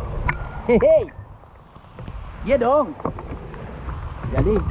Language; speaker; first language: Indonesian; non-native, fluent; English